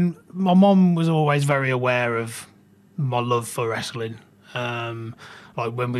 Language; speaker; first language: English; native; English